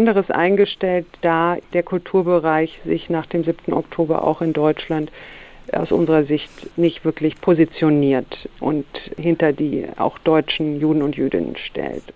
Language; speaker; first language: German; native; German